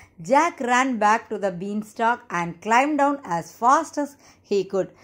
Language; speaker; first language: English; non-native, local second language; Tamil